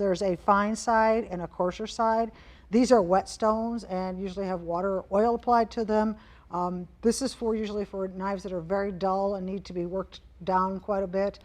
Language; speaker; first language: English; native; English